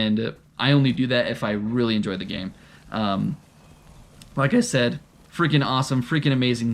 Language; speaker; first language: English; native; English